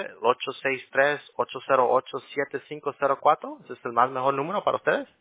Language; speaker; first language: Spanish; early bilingual, heritage; English